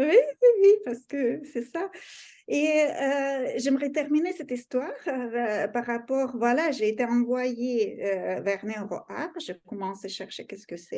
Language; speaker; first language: French; non-native, fluent; Russian